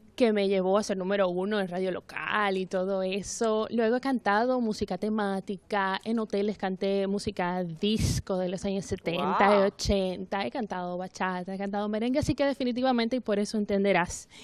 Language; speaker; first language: Spanish; native; Spanish